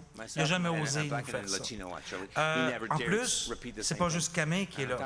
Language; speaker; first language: French; native; French